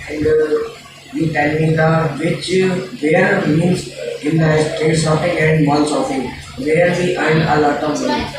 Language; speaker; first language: English; non-native, learner; Hindi